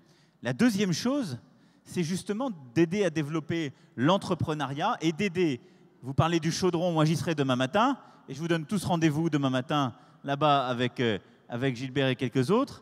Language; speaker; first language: French; native; French